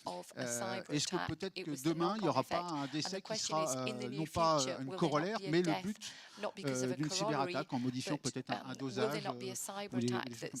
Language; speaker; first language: French; native; French